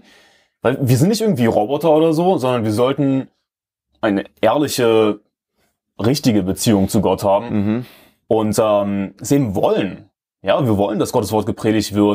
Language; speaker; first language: German; native; German